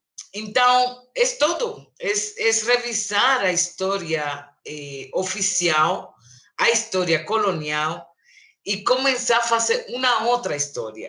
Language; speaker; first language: Portuguese; non-native, learner; Spanish